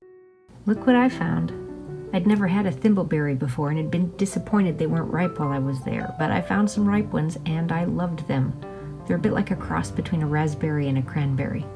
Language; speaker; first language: English; native; English